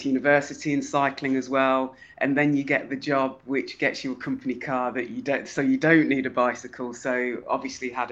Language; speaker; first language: English; native; English